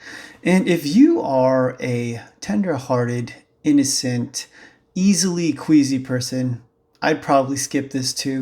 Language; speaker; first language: English; native; English